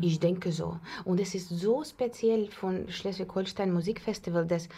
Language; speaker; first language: German; non-native, learner; Russian